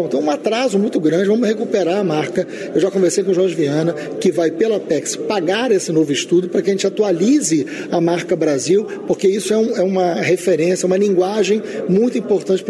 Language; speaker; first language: Portuguese; native; Portuguese